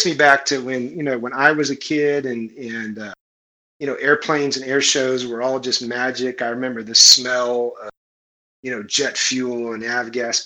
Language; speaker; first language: English; native; English